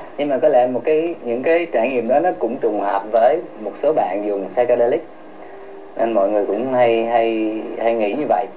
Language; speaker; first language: Vietnamese; early bilingual, heritage; Vietnamese